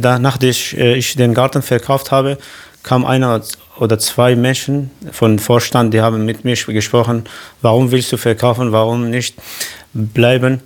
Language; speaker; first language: German; non-native, learner; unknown